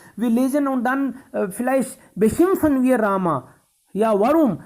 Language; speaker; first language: German; non-native, fluent; Hindi